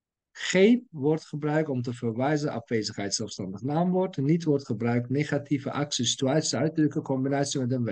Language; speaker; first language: Dutch; non-native, fluent; Turkish